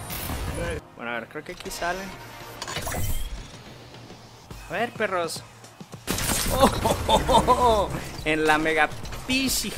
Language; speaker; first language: Spanish; native; Spanish